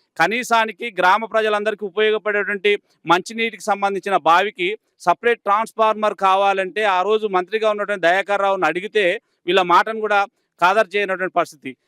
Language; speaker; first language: Telugu; native; Telugu